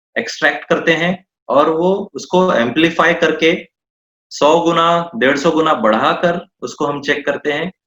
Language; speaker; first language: Hindi; non-native, local second language; Marathi